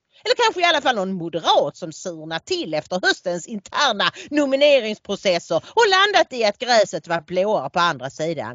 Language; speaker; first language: Swedish; native; Swedish